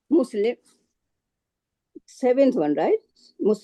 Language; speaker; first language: English; non-native, local second language; Urdu